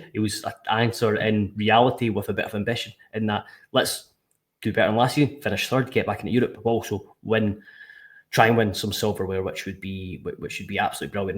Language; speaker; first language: English; native; English